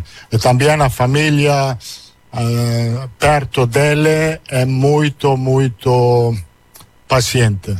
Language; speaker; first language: Portuguese; non-native, learner; Italian